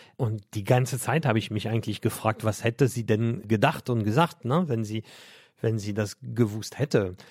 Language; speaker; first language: German; non-native, fluent; French